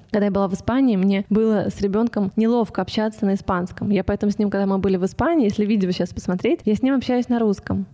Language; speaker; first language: Russian; native; Russian